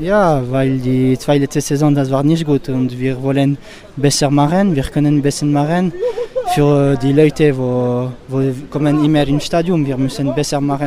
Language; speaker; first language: German; non-native, learner; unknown